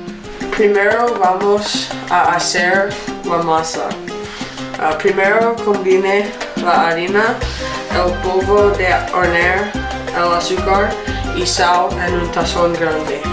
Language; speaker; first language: Spanish; non-native, learner; English